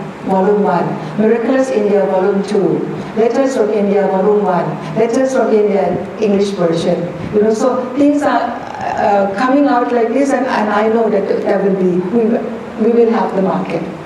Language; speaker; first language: English; non-native, fluent; Thai